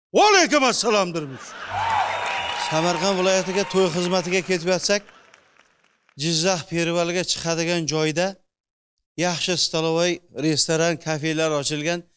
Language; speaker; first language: Uzbek; native; Uzbek